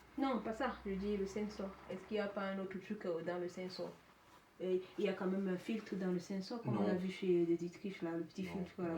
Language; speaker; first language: French; native; French